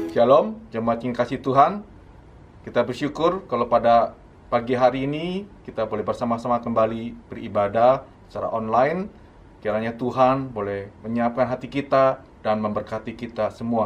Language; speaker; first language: Indonesian; native; Indonesian